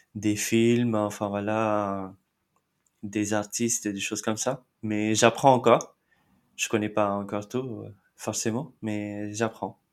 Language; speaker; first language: French; non-native, fluent; Marathi